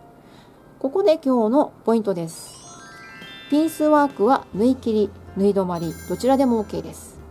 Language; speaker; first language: Japanese; native; Japanese